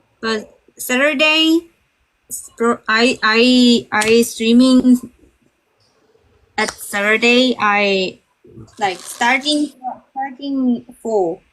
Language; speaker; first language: English; non-native, learner; Korean